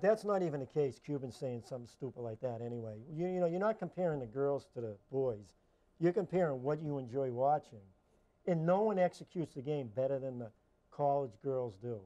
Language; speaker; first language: English; native; English